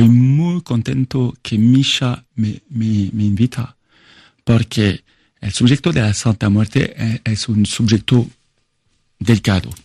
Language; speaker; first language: Spanish; non-native, fluent; French